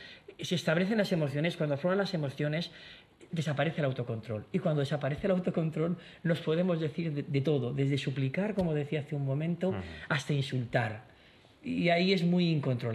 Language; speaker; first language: Spanish; native; Spanish